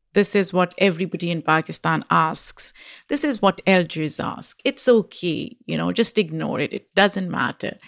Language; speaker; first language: English; non-native, local second language; Urdu